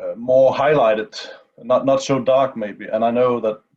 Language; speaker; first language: English; non-native, fluent; Danish